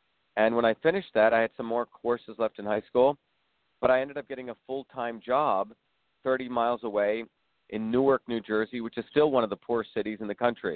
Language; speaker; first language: English; early bilingual, other home language; Tamil